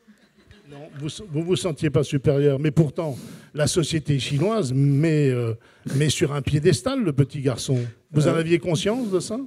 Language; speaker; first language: French; native; French